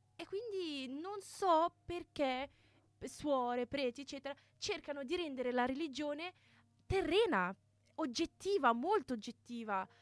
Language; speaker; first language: Italian; early bilingual, other home language; Arabic